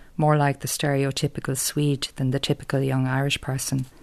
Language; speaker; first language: English; native; English